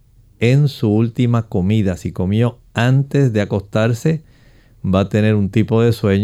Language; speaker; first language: Spanish; native; Spanish